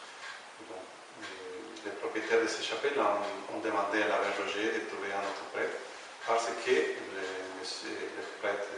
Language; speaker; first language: French; non-native, learner; Spanish